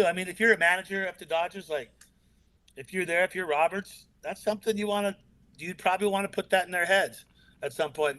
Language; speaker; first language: English; native; English